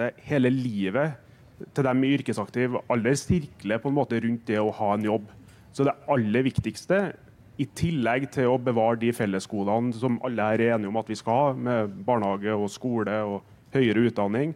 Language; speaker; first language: Norwegian; native; Norwegian